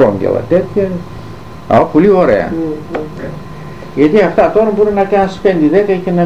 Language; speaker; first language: Greek; native; Greek